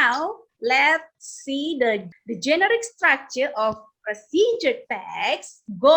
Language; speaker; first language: English; non-native, learner; Indonesian